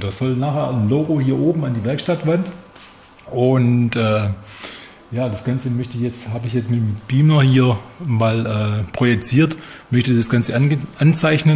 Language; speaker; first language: German; native; German